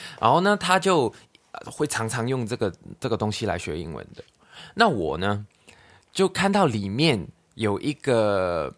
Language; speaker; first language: Chinese; non-native, local second language; Cantonese